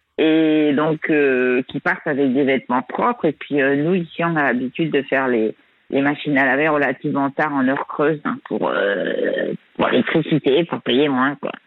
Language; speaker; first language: French; native; French